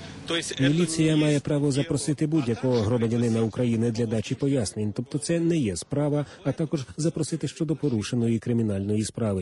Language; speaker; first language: Ukrainian; native; Ukrainian